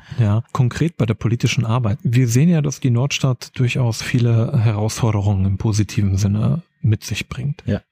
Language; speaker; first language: German; native; German